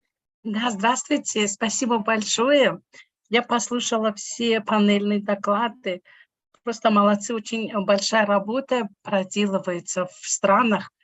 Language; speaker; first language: Russian; non-native, local second language; Tajik